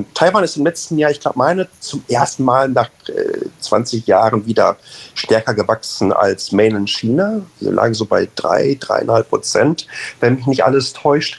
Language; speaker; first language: German; native; German